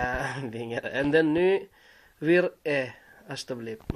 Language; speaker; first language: Dutch; non-native, learner; Filipino